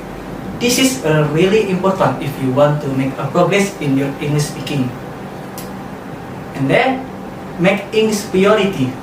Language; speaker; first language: English; non-native, learner; Indonesian